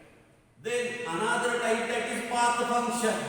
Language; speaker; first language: English; non-native, local second language; Marathi